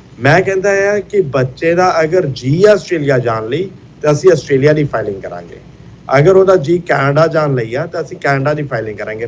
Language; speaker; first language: Punjabi; early bilingual, heritage; Punjabi